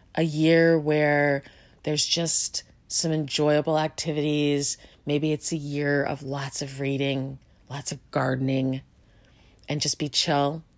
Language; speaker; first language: English; native; English